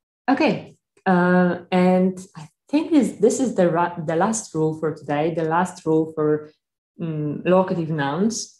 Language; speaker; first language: English; non-native, fluent; Polish